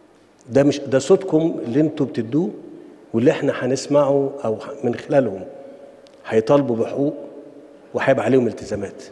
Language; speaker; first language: Arabic; native; Arabic